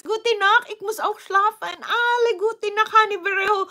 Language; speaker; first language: German; non-native, learner; Filipino